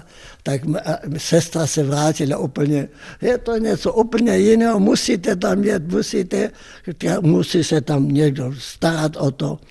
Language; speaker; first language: Czech; non-native, fluent; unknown